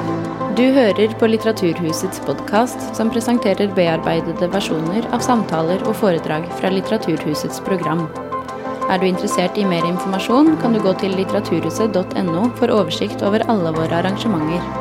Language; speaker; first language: Norwegian; native; Norwegian